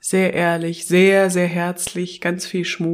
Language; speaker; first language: German; native; German